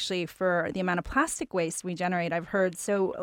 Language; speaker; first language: English; native; English